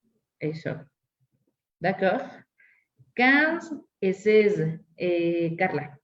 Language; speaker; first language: French; non-native, fluent; Spanish